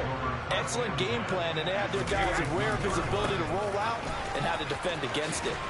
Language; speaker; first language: English; native; English